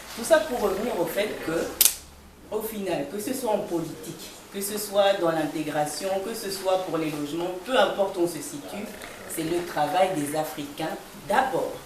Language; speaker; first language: French; early bilingual, other home language; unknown